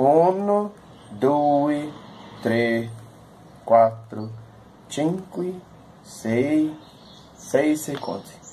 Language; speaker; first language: Italian; non-native, learner; Portuguese